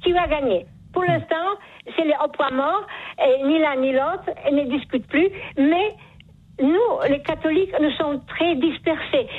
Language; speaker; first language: French; non-native, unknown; Polish